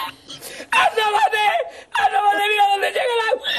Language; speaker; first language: Spanish; native; Spanish